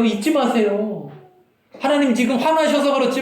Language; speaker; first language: Korean; native; Korean